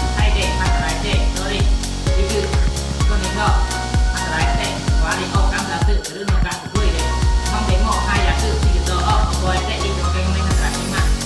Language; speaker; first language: Japanese; non-native, learner; Khmer